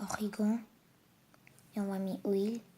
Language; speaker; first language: French; non-native, learner; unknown